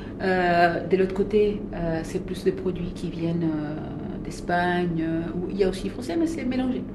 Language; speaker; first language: French; non-native, fluent; Spanish